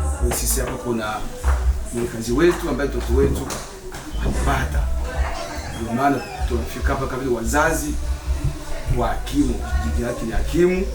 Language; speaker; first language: Swahili; native; Swahili